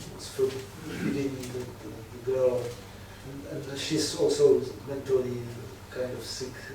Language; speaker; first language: English; non-native, fluent; Czech